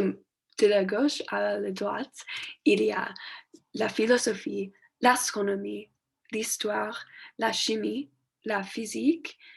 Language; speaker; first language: French; non-native, learner; English